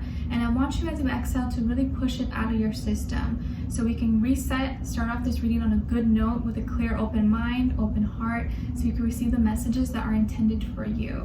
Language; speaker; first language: English; native; English